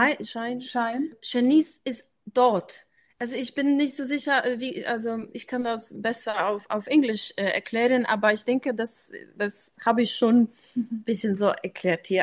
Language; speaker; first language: German; non-native, learner; English